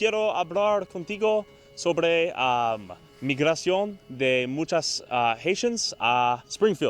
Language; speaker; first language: Spanish; non-native, learner; English